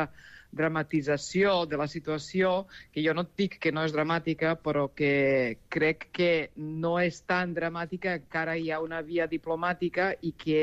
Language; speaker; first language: Catalan; non-native, fluent; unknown